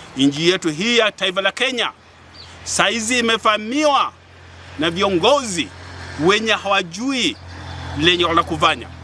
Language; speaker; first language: Swahili; non-native, local second language; Luyia